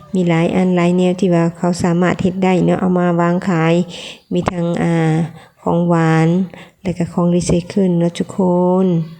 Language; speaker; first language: Thai; native; Thai